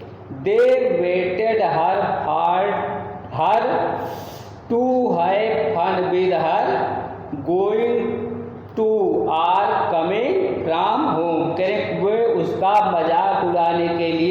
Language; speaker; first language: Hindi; native; Hindi